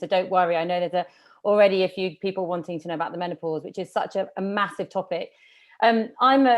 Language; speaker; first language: English; native; English